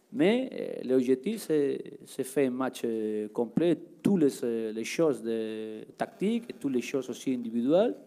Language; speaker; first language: French; non-native, learner; Spanish